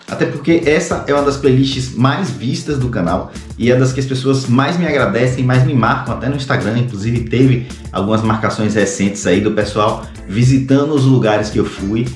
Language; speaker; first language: Portuguese; native; Portuguese